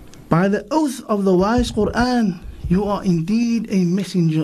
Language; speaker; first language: English; native; English